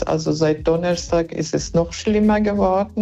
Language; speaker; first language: German; non-native, fluent; Persian